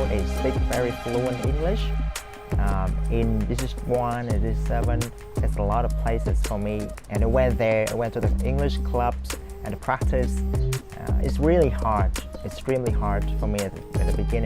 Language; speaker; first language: English; non-native, fluent; Vietnamese